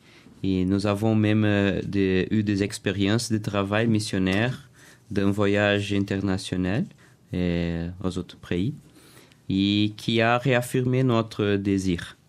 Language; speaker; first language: French; non-native, learner; Portuguese